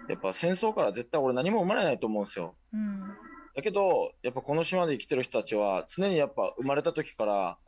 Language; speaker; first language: Japanese; native; Japanese